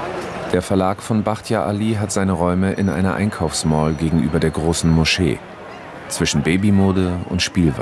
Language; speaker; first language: German; native; German